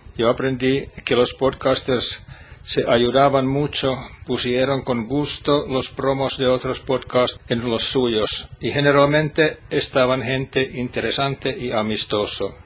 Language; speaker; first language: Spanish; non-native, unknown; Finnish